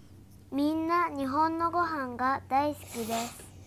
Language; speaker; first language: Japanese; early bilingual, heritage; Japanese